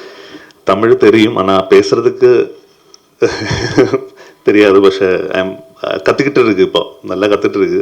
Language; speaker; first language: Tamil; non-native, learner; Malayalam